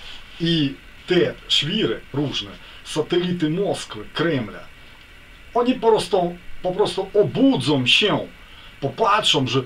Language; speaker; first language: Polish; non-native, fluent; Ukrainian